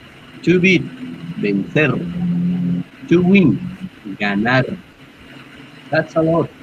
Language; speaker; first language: English; non-native, learner; Spanish